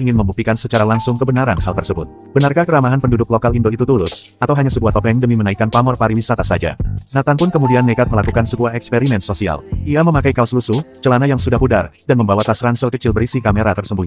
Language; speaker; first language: Indonesian; native; Indonesian